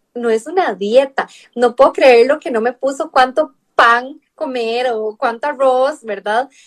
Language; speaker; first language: Spanish; native; Spanish